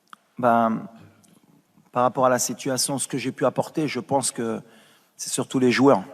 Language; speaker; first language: French; native; French